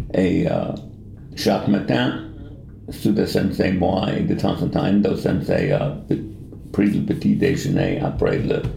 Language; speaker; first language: French; non-native, fluent; English